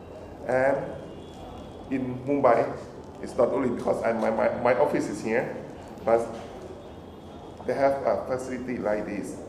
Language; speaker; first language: English; non-native, fluent; Thai